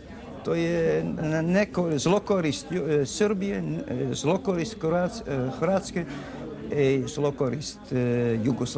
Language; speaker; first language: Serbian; non-native, learner; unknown